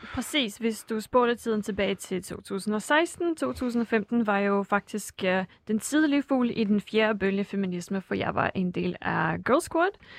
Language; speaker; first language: Danish; non-native, fluent; Russian